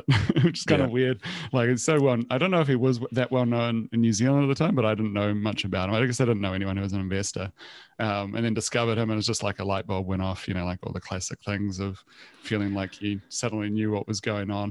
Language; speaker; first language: English; native; English